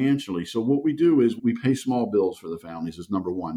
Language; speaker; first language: English; early bilingual, other home language; German